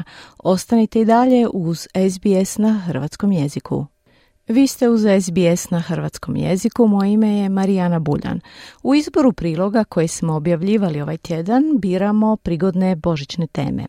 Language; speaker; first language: Croatian; native; Croatian